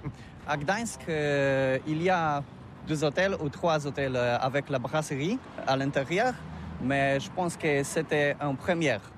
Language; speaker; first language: French; non-native, learner; Polish